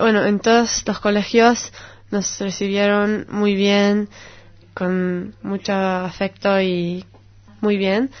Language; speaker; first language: Spanish; non-native, fluent; Hebrew